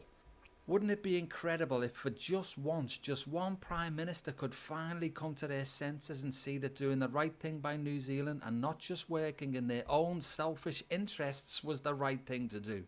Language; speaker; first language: English; native; English